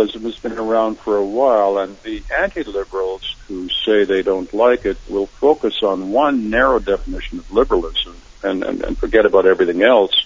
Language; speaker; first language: English; native; English